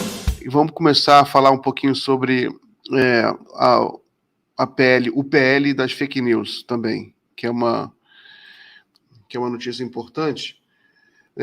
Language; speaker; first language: Portuguese; native; Portuguese